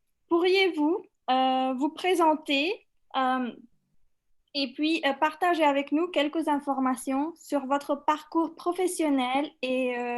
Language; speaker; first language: French; non-native, fluent; Macedonian